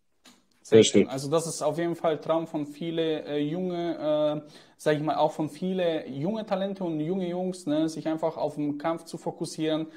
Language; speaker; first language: German; native; German